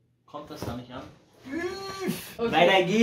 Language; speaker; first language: German; early bilingual, heritage; Polish